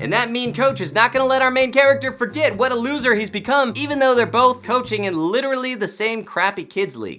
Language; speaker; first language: English; native; English